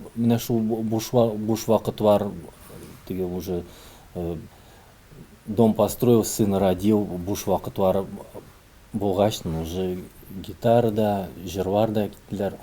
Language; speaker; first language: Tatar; early bilingual, heritage; Tatar